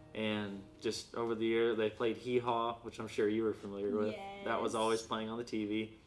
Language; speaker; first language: English; native; English